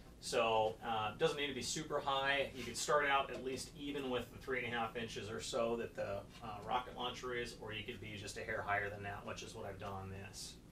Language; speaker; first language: English; native; English